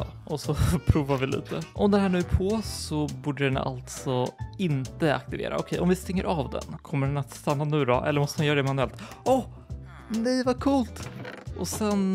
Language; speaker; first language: Swedish; native; Swedish